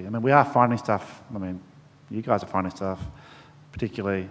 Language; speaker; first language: English; native; English